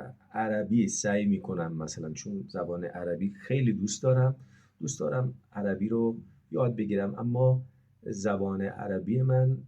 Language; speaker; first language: Persian; non-native, fluent; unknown